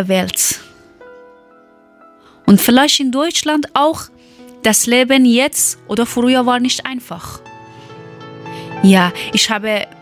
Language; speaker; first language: German; non-native, learner; Persian